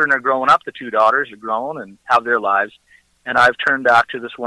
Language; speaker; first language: English; native; English